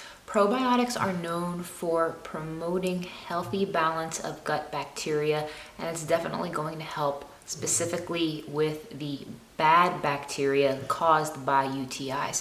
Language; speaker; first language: English; native; English